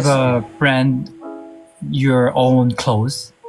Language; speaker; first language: English; non-native, learner; Korean